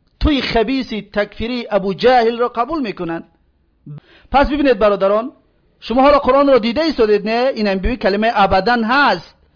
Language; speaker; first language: Persian; native; Persian